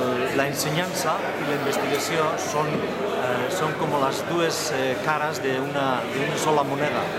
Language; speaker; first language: Catalan; non-native, fluent; Basque